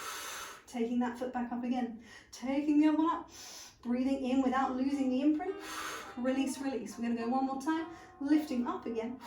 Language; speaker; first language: English; native; English